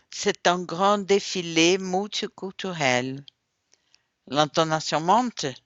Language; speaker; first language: French; non-native, fluent; Portuguese